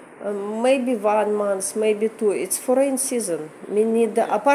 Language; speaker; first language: English; non-native, learner; Russian